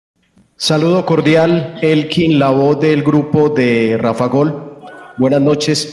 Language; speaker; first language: Spanish; native; Spanish